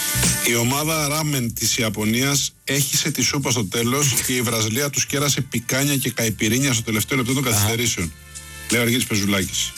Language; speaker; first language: Greek; native; Greek